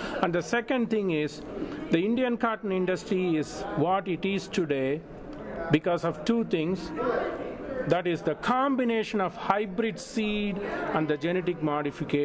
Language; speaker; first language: English; non-native, local second language; Tamil